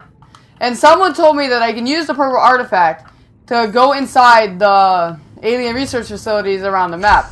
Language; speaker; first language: English; native; English